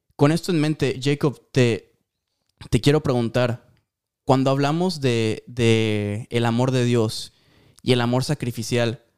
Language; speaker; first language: Spanish; native; Spanish